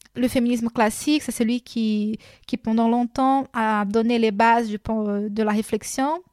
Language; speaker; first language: French; non-native, fluent; Portuguese